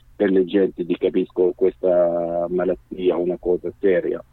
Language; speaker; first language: Italian; non-native, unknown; Arabic